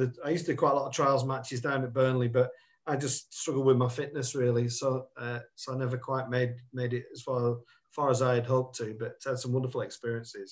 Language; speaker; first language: English; native; English